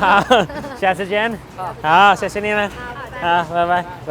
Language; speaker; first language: Chinese; non-native, fluent; English